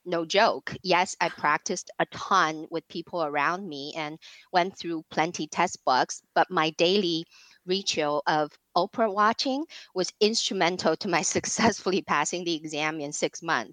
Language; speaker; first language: English; non-native, fluent; Chinese